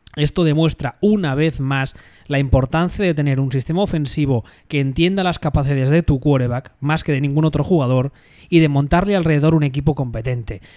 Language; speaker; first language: Spanish; native; Spanish